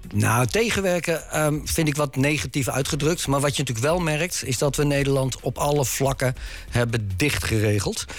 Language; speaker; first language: Dutch; native; Dutch